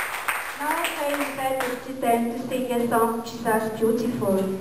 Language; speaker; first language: English; non-native, learner; Malagasy